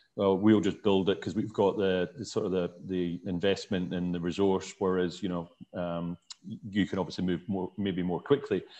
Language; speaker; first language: English; native; English